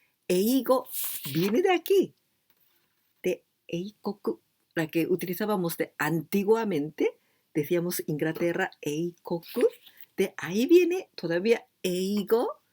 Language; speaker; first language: Spanish; non-native, fluent; Japanese